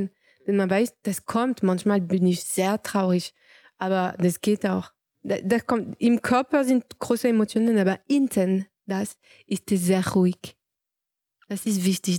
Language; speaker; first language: German; non-native, fluent; French